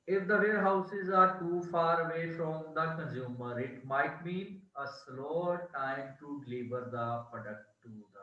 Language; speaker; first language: English; non-native, local second language; Punjabi